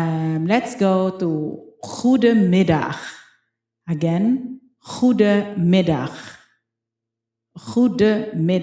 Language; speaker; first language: Dutch; non-native, fluent; Filipino